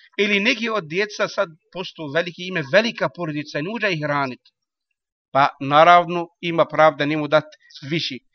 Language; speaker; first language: Bosnian; non-native, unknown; Arabic